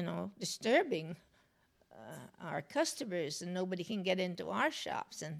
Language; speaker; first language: English; native; English